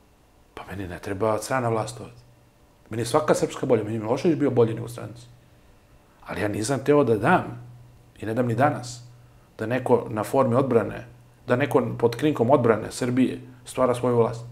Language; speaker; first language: Serbian; native; Serbian